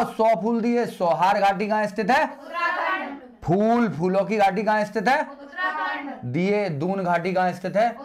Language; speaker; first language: Hindi; native; Hindi